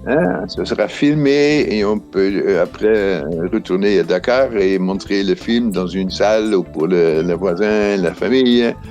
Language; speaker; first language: French; non-native, fluent; Dutch